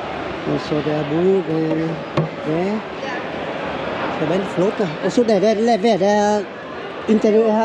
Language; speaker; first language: Danish; non-native, learner; Vietnamese